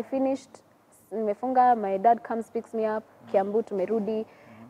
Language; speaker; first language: English; non-native, local second language; Kikuyu